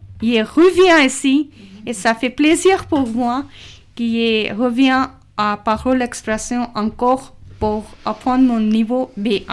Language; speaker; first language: French; non-native, learner; Urdu